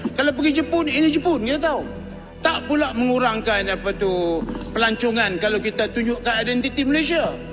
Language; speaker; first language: Malay; native; Malay